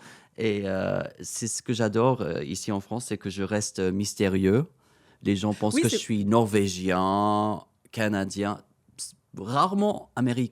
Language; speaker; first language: French; non-native, fluent; English